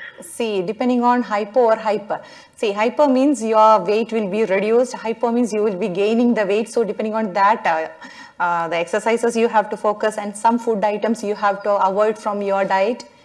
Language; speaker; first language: English; non-native, local second language; Malayalam